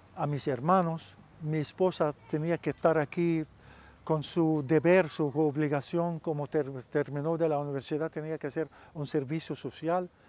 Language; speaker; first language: Spanish; non-native, fluent; Arabic